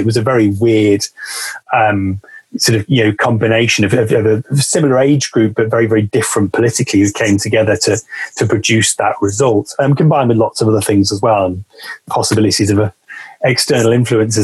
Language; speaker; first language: English; native; English